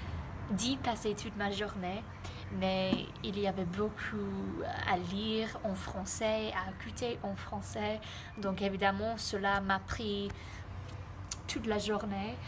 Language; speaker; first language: French; non-native, learner; English